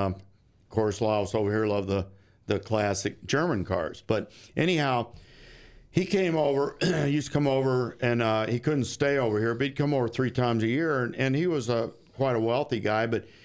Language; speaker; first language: English; native; English